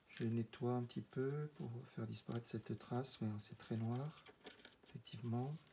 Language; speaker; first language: French; native; French